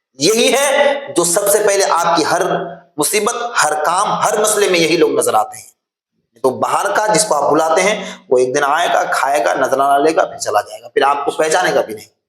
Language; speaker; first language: Urdu; non-native, local second language; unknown